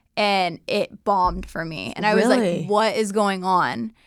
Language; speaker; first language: English; native; English